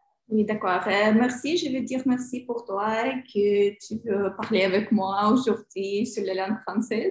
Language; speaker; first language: French; non-native, learner; Ukrainian